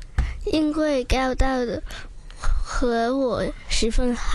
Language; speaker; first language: Chinese; non-native, local second language; Cantonese